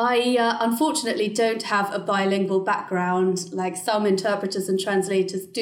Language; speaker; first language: English; native; English